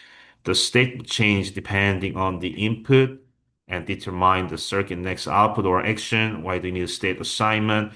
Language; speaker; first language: English; non-native, fluent; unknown